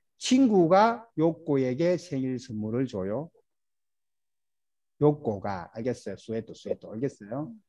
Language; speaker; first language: Korean; native; Korean